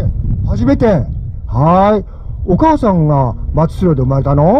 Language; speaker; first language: Japanese; native; Japanese